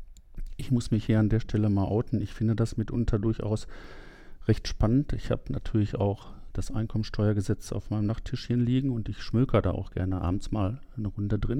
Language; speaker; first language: German; native; German